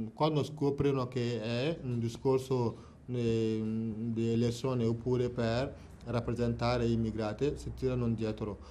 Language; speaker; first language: Italian; non-native, fluent; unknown